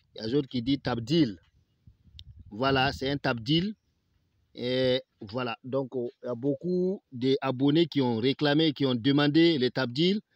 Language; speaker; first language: French; non-native, local second language; Bambara